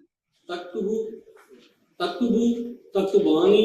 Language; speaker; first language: Arabic; non-native, learner; Urdu